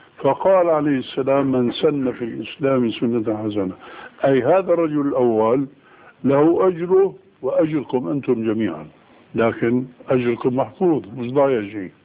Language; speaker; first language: Arabic; early bilingual, other home language; Albanian